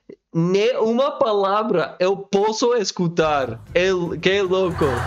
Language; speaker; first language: Spanish; non-native, learner; English